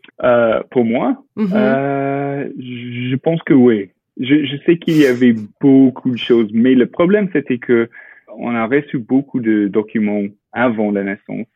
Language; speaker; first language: French; non-native, fluent; English